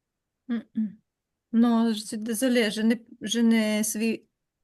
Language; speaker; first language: French; non-native, learner; Ukrainian